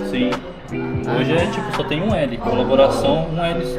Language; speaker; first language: Portuguese; native; Portuguese